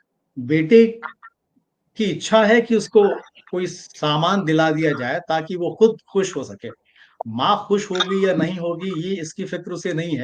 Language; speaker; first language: Hindi; native; Hindi